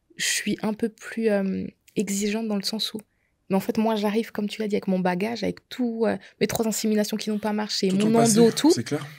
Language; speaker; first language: French; native; French